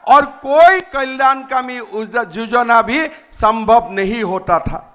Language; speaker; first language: Hindi; non-native, local second language; Assamese